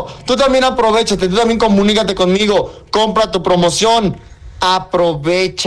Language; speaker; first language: Spanish; native; Spanish